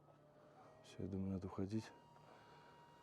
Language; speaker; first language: Russian; native; Russian